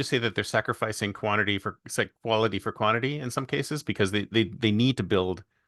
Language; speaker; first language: English; native; English